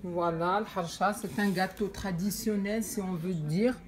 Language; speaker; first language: French; non-native, local second language; Arabic